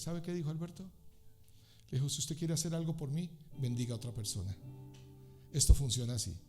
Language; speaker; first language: Spanish; native; Spanish